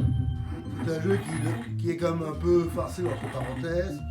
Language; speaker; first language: French; native; French